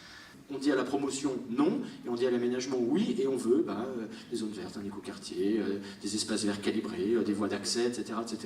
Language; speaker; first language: French; native; French